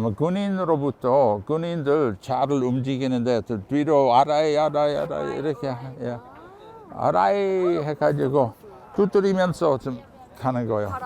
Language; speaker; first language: Korean; non-native, fluent; English